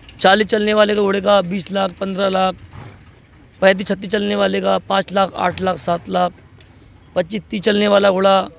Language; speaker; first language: Hindi; non-native, local second language; Marathi